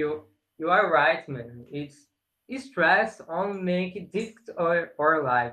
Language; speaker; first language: English; non-native, learner; Portuguese